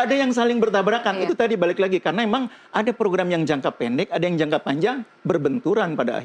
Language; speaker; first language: Indonesian; native; Indonesian